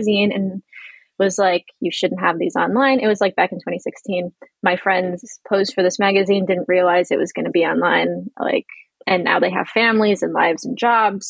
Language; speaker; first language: English; native; English